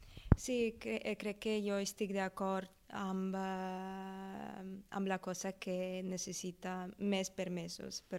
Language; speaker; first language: Catalan; non-native, learner; Russian